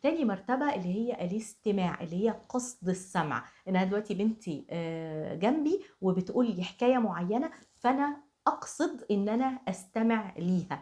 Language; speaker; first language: Arabic; native; Arabic